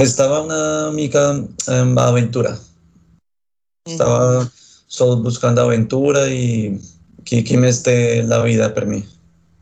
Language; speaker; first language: Catalan; non-native, learner; Spanish